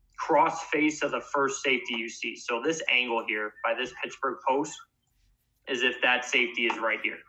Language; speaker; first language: English; native; English